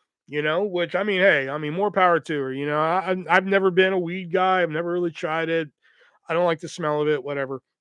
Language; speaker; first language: English; native; English